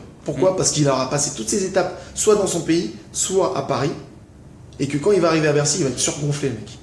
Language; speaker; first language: French; native; French